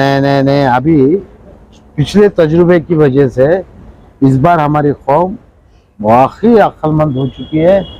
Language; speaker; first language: Hindi; non-native, local second language; Urdu